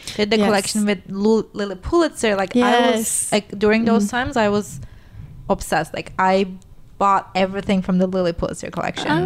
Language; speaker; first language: English; non-native, fluent; Turkish